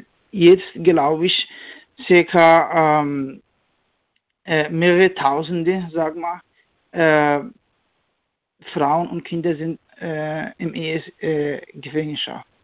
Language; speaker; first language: German; non-native, learner; Kurdish